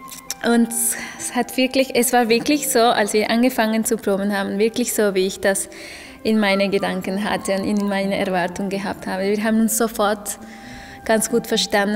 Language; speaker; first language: German; non-native, fluent; Spanish